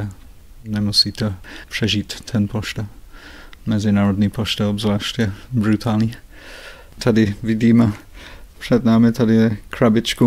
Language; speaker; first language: Czech; non-native, fluent; English